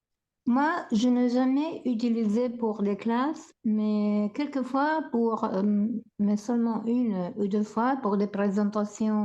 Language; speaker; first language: French; non-native, fluent; Spanish